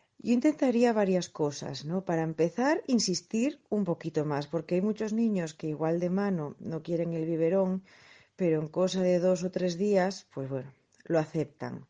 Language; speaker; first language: Spanish; native; Spanish